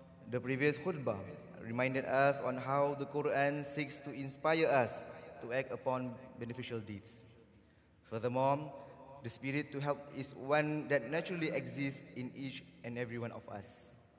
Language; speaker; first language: English; non-native, local second language; Malay